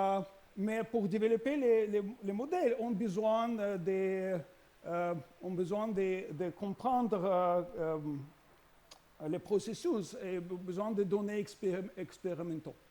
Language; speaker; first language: French; non-native, learner; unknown